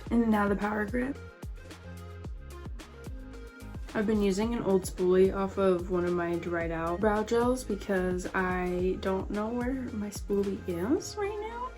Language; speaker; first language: English; native; English